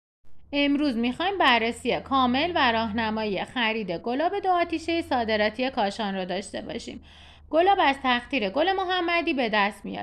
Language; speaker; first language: Persian; native; Persian